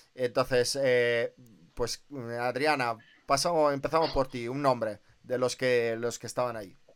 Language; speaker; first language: Spanish; native; Spanish